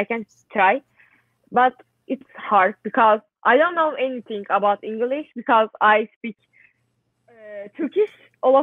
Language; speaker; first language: English; non-native, learner; Turkish